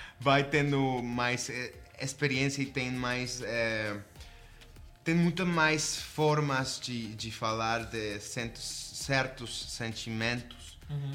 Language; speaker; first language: Portuguese; non-native, fluent; Spanish